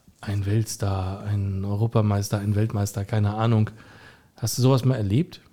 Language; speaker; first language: German; native; German